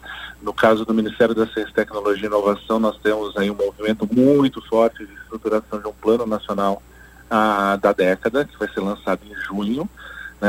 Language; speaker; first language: Portuguese; native; Portuguese